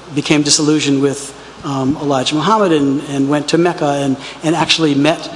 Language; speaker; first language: English; native; English